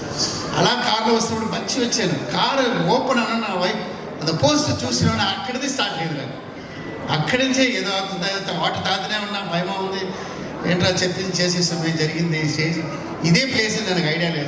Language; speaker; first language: Telugu; non-native, learner; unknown